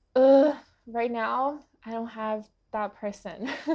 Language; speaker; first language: English; early bilingual, other home language; Portuguese